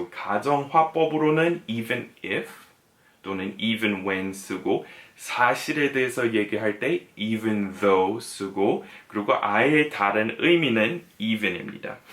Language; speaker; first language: Korean; non-native, fluent; English